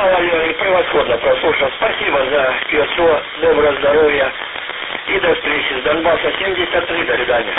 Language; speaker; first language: Russian; native; Russian